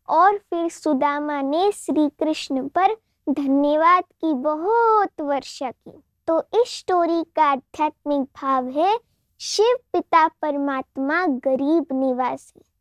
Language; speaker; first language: Hindi; non-native, local second language; Gujarati